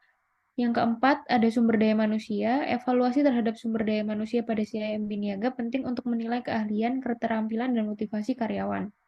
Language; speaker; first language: Indonesian; native; Indonesian